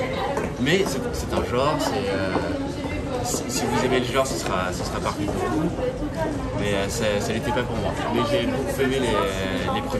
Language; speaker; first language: French; native; French